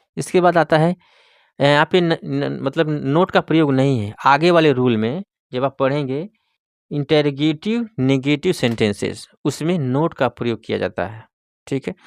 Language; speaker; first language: Hindi; native; Hindi